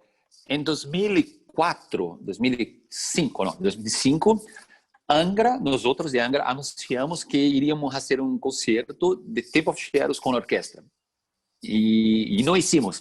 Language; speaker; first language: Spanish; non-native, fluent; Portuguese